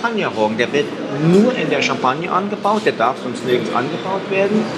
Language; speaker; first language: German; native; German